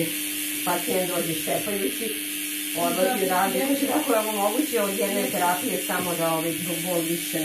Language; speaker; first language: Serbian; native; Serbian